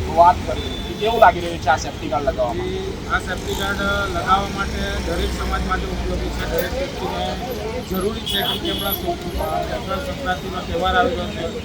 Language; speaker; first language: Gujarati; native; Gujarati